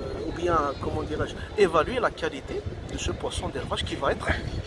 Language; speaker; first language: French; non-native, local second language; Kabyle